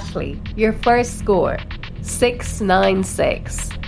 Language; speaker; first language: English; native; English